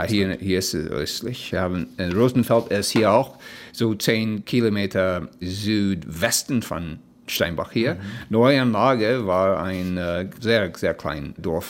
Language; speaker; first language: German; early bilingual, heritage; Plautdietsch